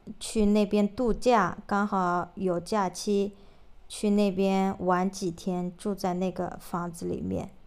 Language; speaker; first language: Chinese; native; Chinese